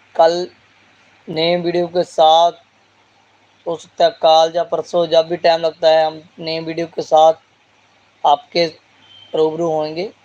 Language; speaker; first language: Hindi; non-native, local second language; Punjabi